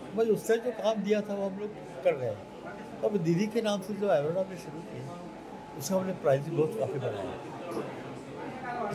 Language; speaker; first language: Hindi; non-native, local second language; Marathi